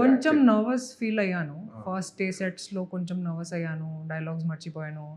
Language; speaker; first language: Telugu; non-native, fluent; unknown